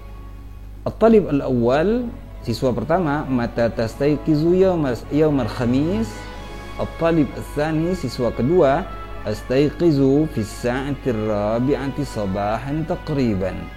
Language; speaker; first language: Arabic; non-native, fluent; Indonesian